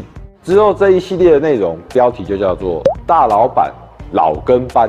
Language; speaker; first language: Chinese; native; Chinese